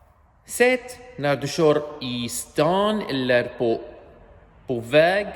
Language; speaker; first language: Swedish; non-native, learner; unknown